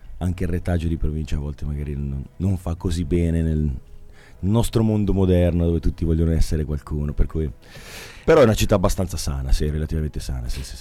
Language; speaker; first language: Italian; native; Italian